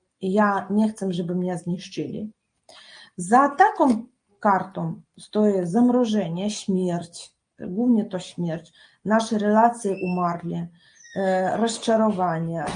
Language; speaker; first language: Polish; non-native, fluent; Russian